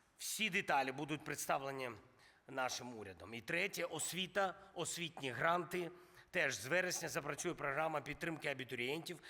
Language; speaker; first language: Ukrainian; non-native, local second language; Russian